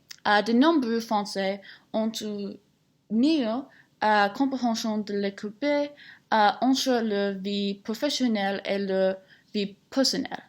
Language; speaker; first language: French; non-native, learner; English